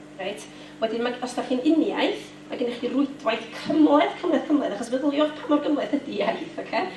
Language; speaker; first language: Welsh; native; Welsh